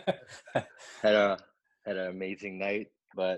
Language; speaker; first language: English; non-native, local second language; Filipino